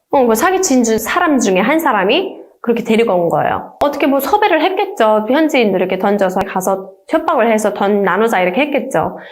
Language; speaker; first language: Korean; native; Korean